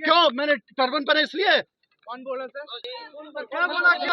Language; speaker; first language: Hindi; non-native, local second language; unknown